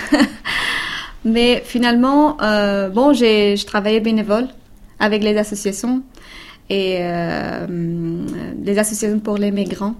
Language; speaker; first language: French; non-native, fluent; Persian